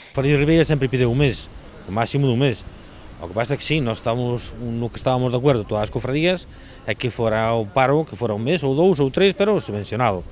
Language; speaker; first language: Galician; native; Galician